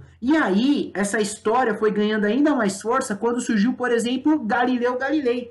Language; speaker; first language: Portuguese; native; Portuguese